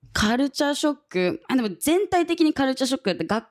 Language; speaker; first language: Japanese; early bilingual, other home language; English